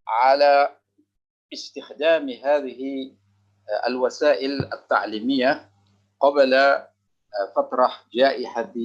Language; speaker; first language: Arabic; non-native, local second language; Indonesian